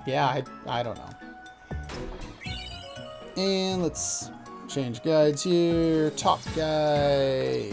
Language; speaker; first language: English; native; English